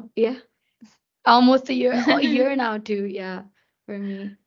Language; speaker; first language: English; non-native, local second language; Hindi